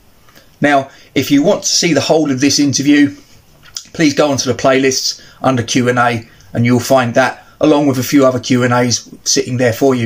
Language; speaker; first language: English; native; English